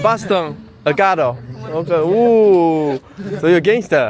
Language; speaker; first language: English; non-native, learner; Chinese